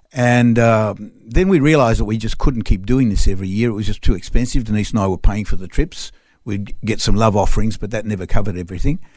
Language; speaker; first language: English; non-native, local second language; French